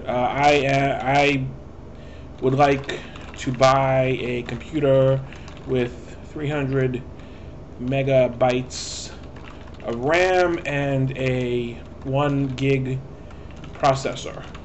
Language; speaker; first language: English; native; English